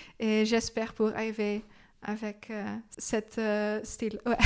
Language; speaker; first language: French; non-native, learner; Dutch